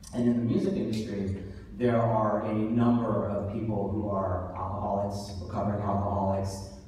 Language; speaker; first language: English; native; English